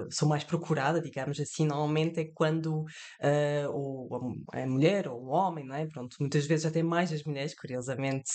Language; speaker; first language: Portuguese; early bilingual, heritage; French